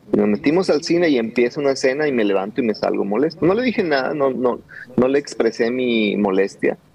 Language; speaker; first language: Spanish; native; Spanish